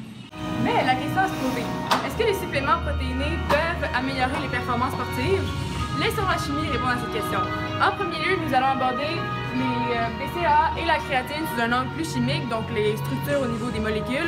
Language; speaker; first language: French; native; French